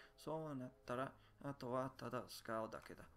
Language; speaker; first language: Japanese; non-native, learner; English